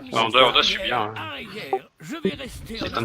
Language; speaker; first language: French; native; French